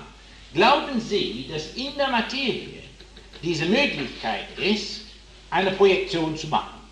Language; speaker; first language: German; non-native, fluent; English